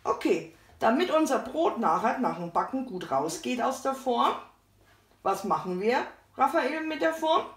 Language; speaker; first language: German; native; German